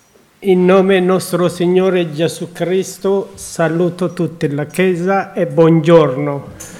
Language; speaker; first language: Italian; non-native, learner; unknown